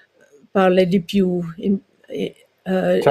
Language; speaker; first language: Italian; non-native, fluent; English